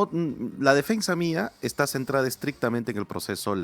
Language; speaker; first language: Spanish; native; Spanish